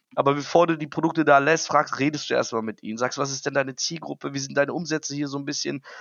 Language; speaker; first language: German; native; German